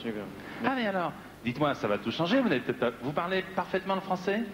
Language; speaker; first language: French; native; French